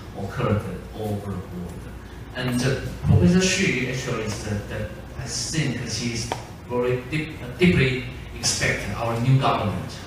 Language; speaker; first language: English; non-native, fluent; Chinese